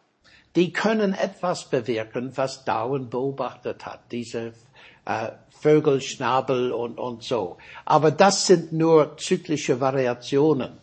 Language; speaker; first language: German; non-native, fluent; English